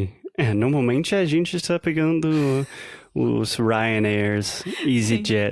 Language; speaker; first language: Portuguese; non-native, fluent; English